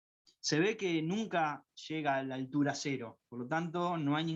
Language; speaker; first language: Spanish; native; Spanish